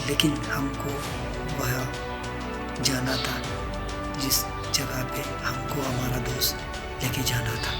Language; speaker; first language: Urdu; non-native, local second language; Pashto